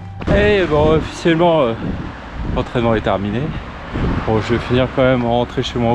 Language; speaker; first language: French; native; French